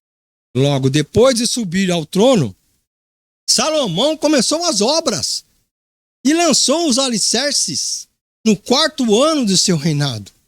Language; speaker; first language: Portuguese; native; Portuguese